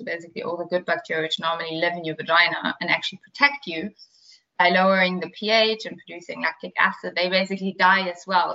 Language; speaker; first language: English; non-native, fluent; German